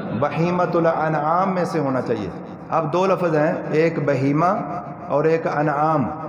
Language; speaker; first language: Urdu; non-native, local second language; Punjabi